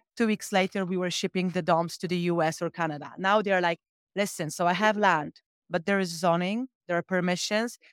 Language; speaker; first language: English; non-native, fluent; Polish